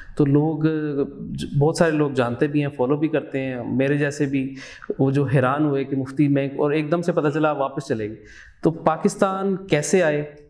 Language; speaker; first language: Urdu; native; Urdu